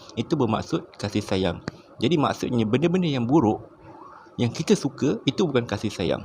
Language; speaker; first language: Malay; native; Malay